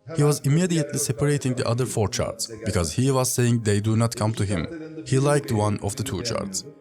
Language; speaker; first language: English; non-native, fluent; Turkish